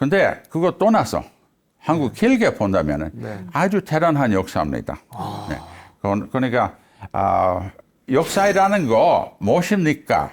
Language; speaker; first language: Korean; non-native, fluent; English